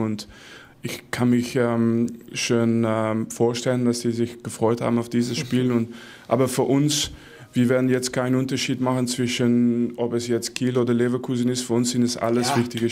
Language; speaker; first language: German; non-native, fluent; Dutch